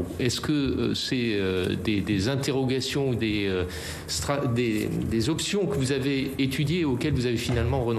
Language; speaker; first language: French; native; French